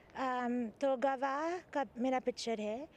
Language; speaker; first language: Hindi; early bilingual, heritage; English